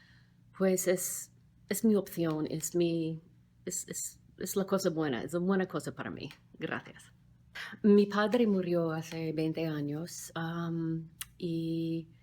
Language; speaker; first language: Spanish; non-native, fluent; English